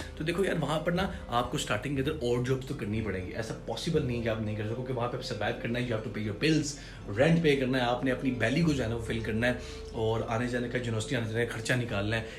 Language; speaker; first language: Urdu; non-native, local second language; Punjabi